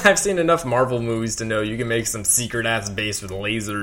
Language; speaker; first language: English; native; English